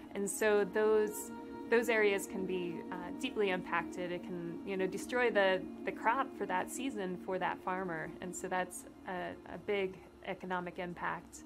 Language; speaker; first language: English; native; English